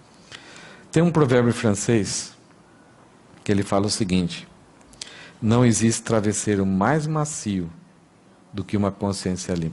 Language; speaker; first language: Portuguese; native; Portuguese